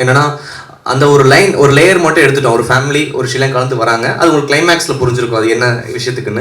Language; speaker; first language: Tamil; native; Tamil